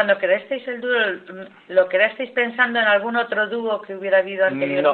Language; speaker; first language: Spanish; native; Spanish